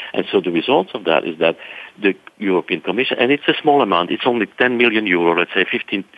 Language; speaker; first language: English; non-native, fluent; French